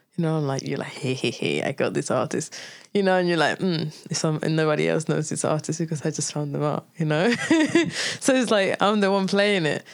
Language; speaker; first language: English; non-native, fluent; Spanish